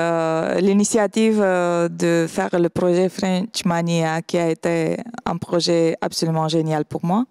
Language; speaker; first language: French; non-native, fluent; Romanian